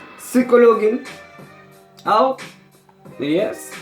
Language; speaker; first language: German; non-native, learner; Fula